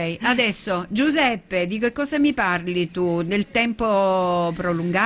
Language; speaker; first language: Italian; native; Italian